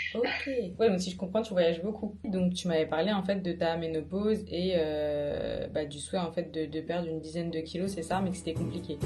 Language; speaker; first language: French; native; French